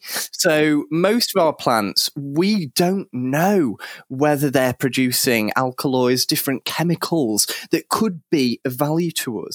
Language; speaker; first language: English; native; English